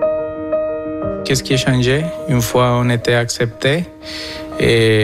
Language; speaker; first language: French; non-native, fluent; Spanish